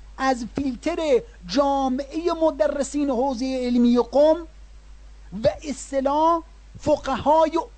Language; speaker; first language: Persian; native; Persian